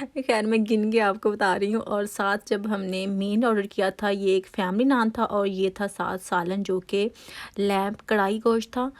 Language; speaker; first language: Urdu; native; Urdu